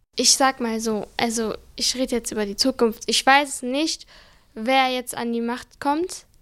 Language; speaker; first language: German; early bilingual, other home language; Arabic